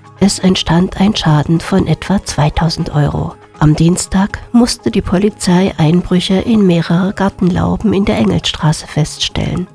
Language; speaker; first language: German; native; German